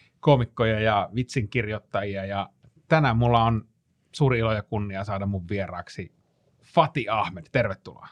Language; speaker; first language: Finnish; native; Finnish